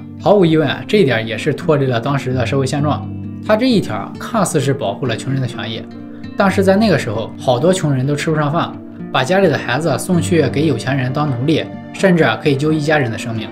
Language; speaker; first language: Chinese; native; Chinese